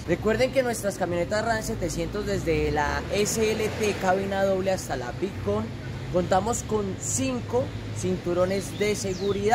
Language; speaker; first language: Spanish; native; Spanish